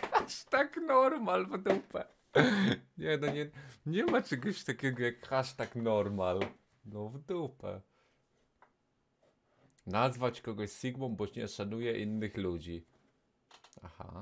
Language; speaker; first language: Polish; native; Polish